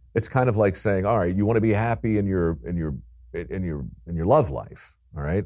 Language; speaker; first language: English; native; English